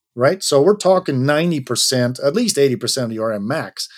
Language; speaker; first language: English; non-native, fluent; Dutch